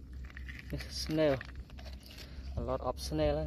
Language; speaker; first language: English; non-native, learner; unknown